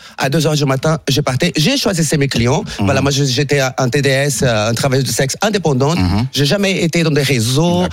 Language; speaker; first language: French; non-native, fluent; Portuguese